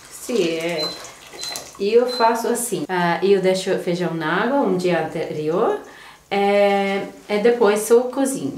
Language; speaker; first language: Portuguese; non-native, learner; Croatian